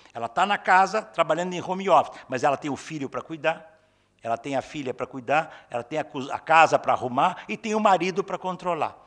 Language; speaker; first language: Portuguese; native; Portuguese